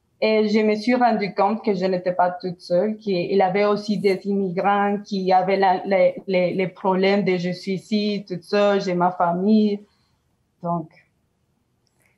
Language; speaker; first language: French; non-native, learner; Spanish